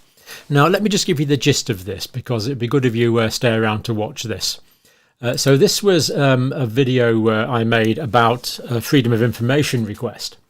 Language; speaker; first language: English; native; English